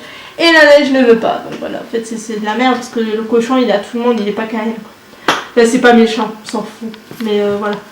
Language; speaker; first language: French; native; French